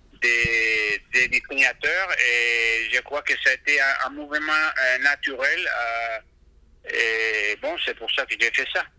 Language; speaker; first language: French; non-native, fluent; Spanish